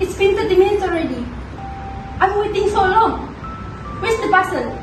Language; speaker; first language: English; non-native, local second language; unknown